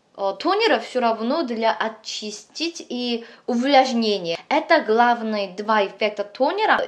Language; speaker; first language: Russian; non-native, fluent; Korean